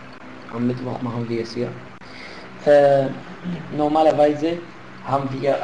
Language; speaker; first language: German; non-native, fluent; Arabic